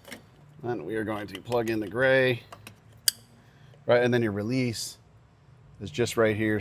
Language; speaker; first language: English; native; English